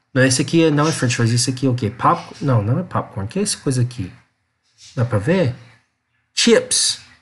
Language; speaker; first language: Portuguese; non-native, learner; English